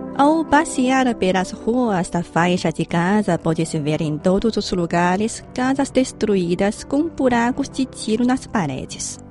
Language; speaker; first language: Portuguese; non-native, fluent; Chinese